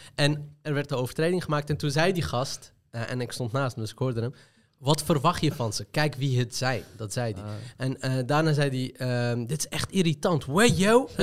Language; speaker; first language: Dutch; early bilingual, other home language; Arabic